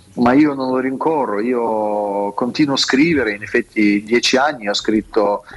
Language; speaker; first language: Italian; non-native, fluent; Russian